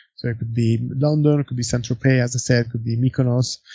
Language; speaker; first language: English; non-native, fluent; Italian